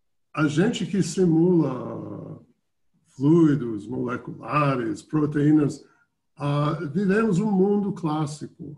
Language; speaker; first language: Portuguese; non-native, fluent; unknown